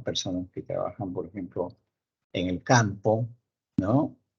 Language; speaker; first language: Spanish; native; Spanish